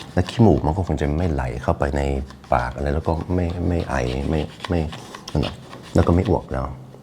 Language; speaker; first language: Thai; non-native, fluent; Norwegian